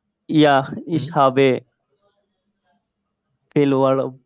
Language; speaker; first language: German; non-native, learner; Bangla